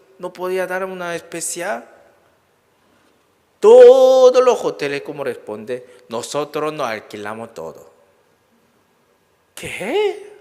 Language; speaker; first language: Spanish; non-native, learner; Korean